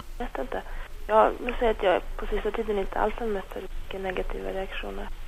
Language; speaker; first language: Swedish; native; Swedish